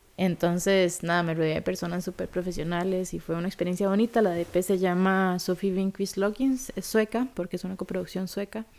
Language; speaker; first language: Spanish; native; Spanish